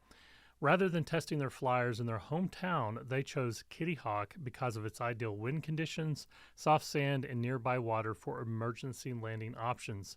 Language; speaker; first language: English; native; English